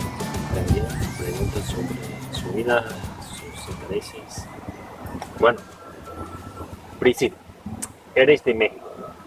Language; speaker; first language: Spanish; non-native, fluent; English